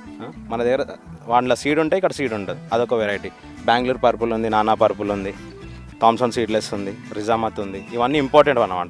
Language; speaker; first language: Telugu; native; Telugu